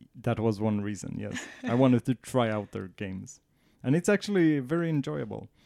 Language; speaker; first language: English; non-native, fluent; Swedish